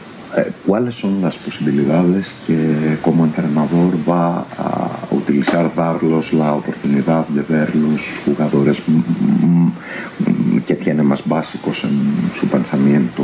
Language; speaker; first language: Spanish; non-native, fluent; Greek